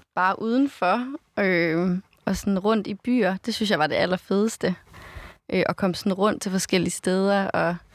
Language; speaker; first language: Danish; native; Danish